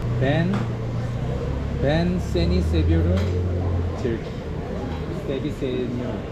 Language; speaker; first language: Turkish; non-native, learner; Korean